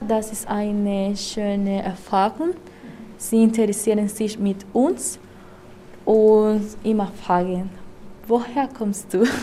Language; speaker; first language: German; non-native, learner; Spanish